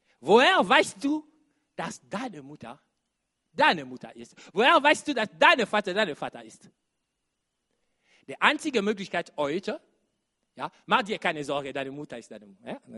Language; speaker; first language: German; non-native, fluent; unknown